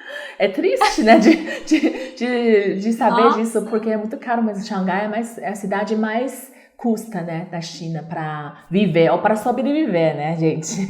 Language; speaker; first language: Portuguese; non-native, learner; Chinese